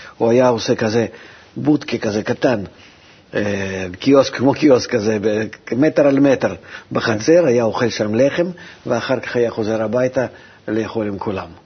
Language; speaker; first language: Hebrew; non-native, fluent; Russian